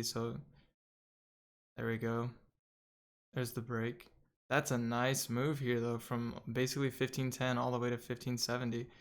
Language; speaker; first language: English; native; English